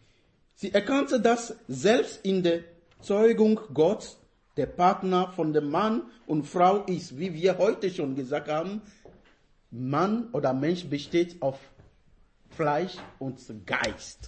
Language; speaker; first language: German; non-native, fluent; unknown